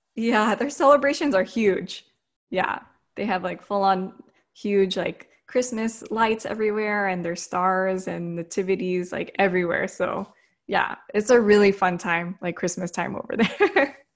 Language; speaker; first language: English; early bilingual, other home language; Filipino